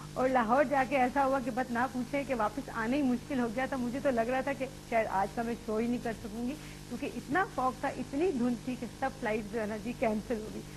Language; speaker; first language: Urdu; non-native, local second language; Pashto